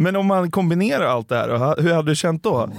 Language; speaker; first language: Swedish; native; Swedish